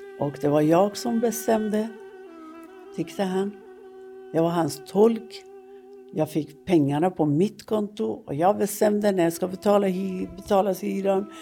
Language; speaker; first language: Swedish; non-native, fluent; Persian